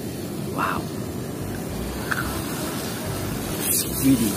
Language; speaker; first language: English; non-native, learner; Indonesian